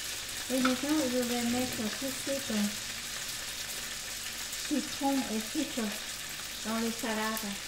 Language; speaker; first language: French; non-native, learner; Vietnamese